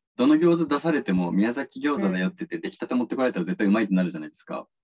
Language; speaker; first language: Japanese; native; Japanese